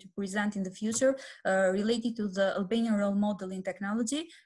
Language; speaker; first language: English; non-native, fluent; Albanian